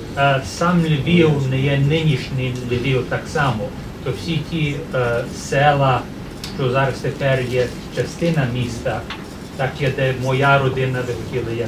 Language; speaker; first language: Ukrainian; early bilingual, heritage; Ukrainian